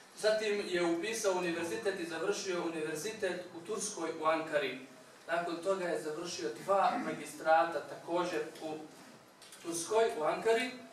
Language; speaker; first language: Bosnian; native; Bosnian